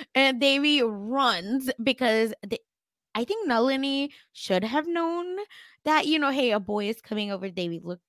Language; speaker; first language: English; early bilingual, other home language; Hindi